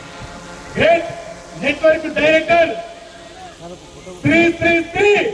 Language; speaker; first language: Telugu; native; Telugu